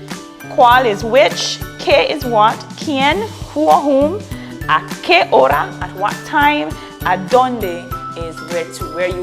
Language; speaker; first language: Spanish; non-native, fluent; English